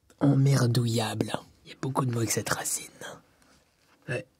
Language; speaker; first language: French; native; French